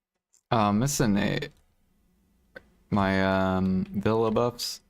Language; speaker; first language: English; native; English